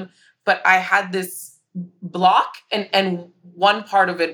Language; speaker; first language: English; native; English